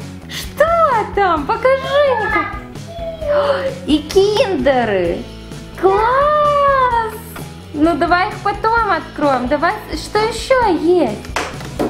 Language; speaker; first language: Russian; native; Russian